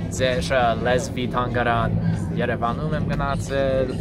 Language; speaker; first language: Armenian; non-native, learner; English